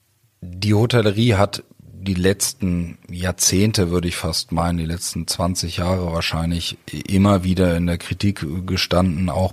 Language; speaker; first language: German; native; German